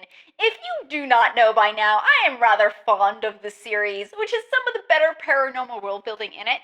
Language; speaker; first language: English; native; English